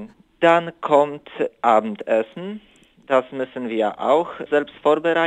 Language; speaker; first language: German; non-native, learner; Polish